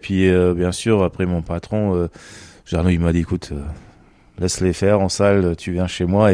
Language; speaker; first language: French; non-native, fluent; German